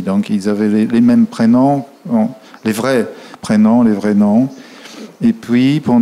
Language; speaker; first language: French; non-native, fluent; Polish